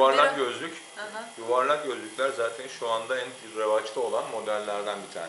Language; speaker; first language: Turkish; native; Turkish